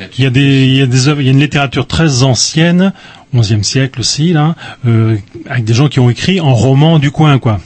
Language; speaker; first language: French; native; French